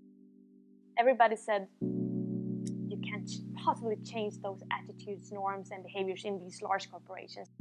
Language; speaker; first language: English; non-native, fluent; Swedish